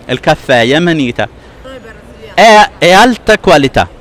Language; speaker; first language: Italian; non-native, fluent; Arabic